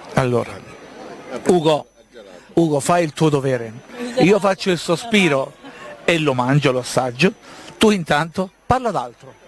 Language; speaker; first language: Italian; native; Italian